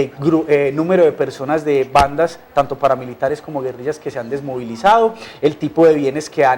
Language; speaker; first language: Spanish; native; Spanish